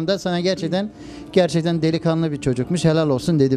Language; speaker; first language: Turkish; native; Turkish